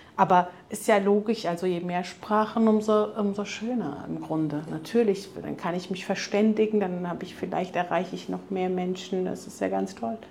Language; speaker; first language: German; early bilingual, other home language; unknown